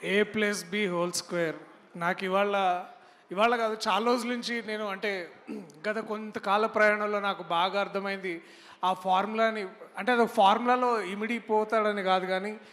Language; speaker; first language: Telugu; native; Telugu